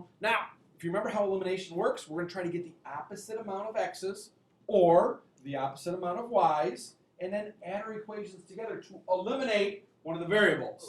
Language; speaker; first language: English; native; English